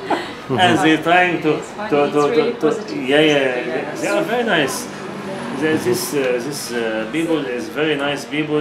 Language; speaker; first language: English; non-native, learner; Arabic